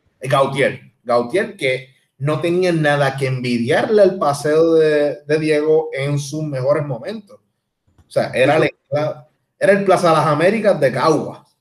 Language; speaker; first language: Spanish; native; Spanish